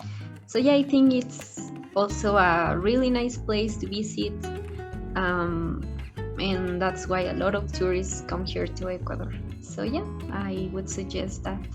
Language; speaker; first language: English; non-native, fluent; Spanish